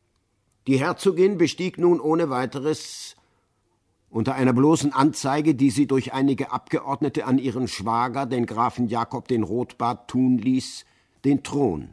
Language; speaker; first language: German; native; German